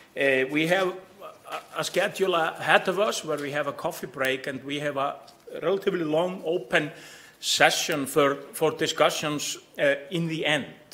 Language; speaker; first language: English; non-native, fluent; Icelandic